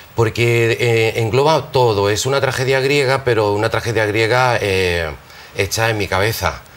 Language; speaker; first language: Spanish; native; Spanish